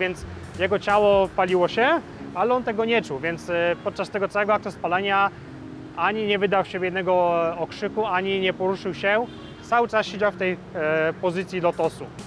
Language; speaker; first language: Polish; native; Polish